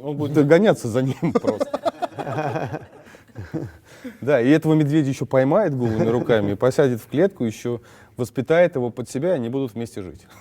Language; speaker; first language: Russian; native; Russian